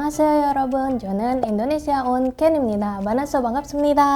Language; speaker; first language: Korean; non-native, learner; Indonesian